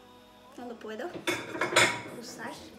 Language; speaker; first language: Spanish; non-native, fluent; Turkish